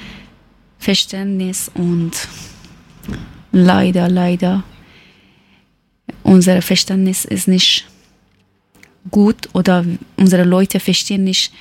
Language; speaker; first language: German; non-native, learner; Persian